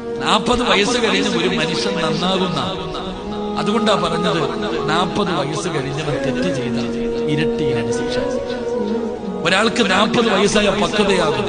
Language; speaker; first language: Malayalam; native; Malayalam